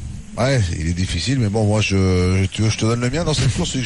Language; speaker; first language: French; native; French